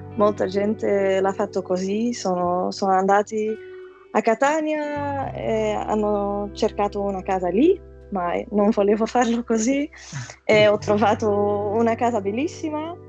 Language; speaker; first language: Italian; non-native, fluent; Dutch